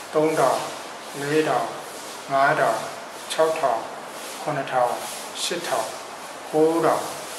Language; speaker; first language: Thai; non-native, fluent; Burmese